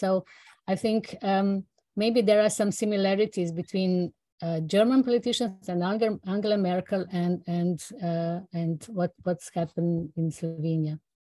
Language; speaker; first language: English; non-native, fluent; Slovenian